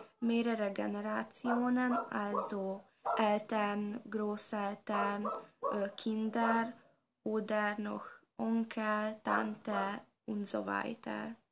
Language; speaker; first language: German; non-native, learner; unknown